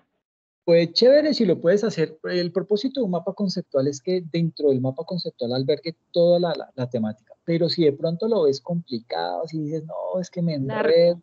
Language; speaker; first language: Spanish; native; Spanish